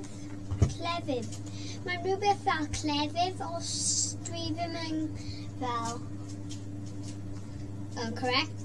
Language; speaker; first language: Welsh; non-native, local second language; English